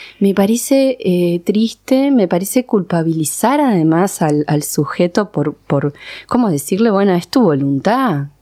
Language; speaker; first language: Spanish; early bilingual, other home language; Persian